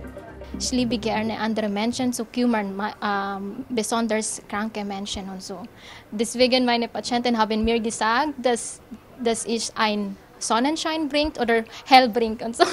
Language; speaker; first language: German; non-native, learner; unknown